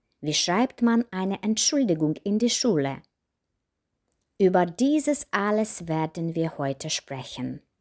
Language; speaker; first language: German; non-native, fluent; Ukrainian